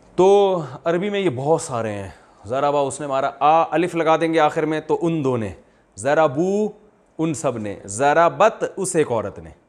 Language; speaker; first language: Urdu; native; Urdu